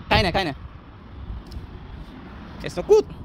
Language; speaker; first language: German; non-native, learner; Filipino